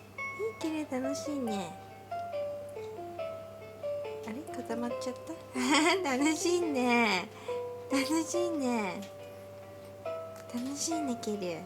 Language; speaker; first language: Japanese; native; Japanese